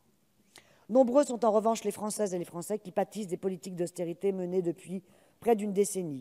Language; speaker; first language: French; native; French